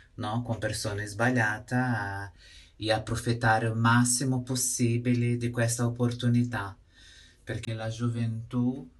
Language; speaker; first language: Italian; non-native, fluent; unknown